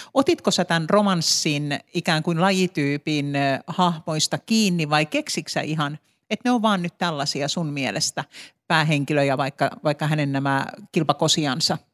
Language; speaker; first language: Finnish; native; Finnish